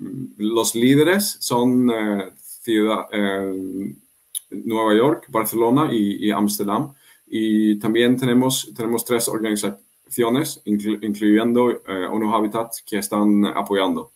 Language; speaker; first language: Spanish; non-native, fluent; Swedish